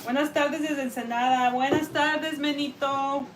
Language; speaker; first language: Spanish; early bilingual, heritage; Spanish